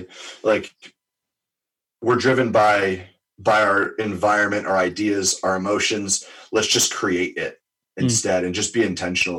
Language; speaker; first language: English; native; English